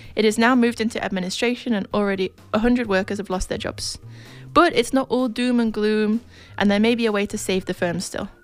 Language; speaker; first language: English; native; English